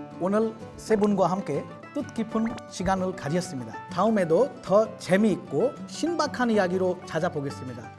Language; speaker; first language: Korean; non-native, fluent; Hindi